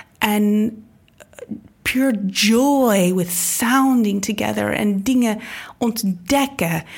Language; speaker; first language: Dutch; non-native, fluent; English